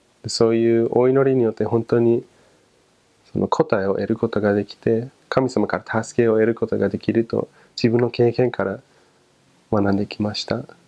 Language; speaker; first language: Japanese; non-native, fluent; English